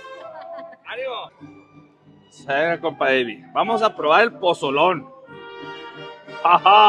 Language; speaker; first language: Spanish; native; Spanish